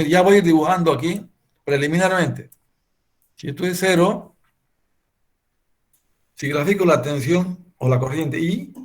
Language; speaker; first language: Spanish; native; Spanish